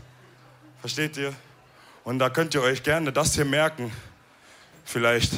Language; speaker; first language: German; early bilingual, other home language; Wolof